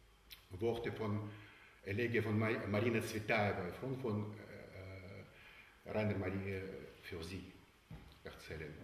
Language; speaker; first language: German; non-native, learner; Russian